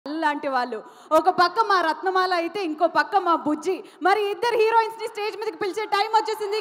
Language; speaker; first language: Telugu; native; Telugu